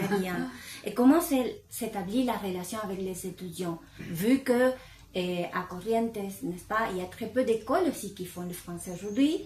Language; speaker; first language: French; non-native, fluent; Spanish